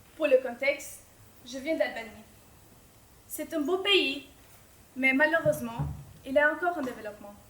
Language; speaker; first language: French; non-native, fluent; Albanian